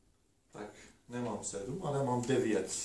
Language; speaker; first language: Czech; non-native, learner; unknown